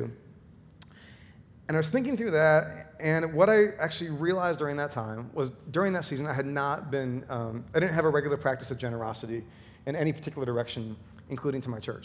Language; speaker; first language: English; native; English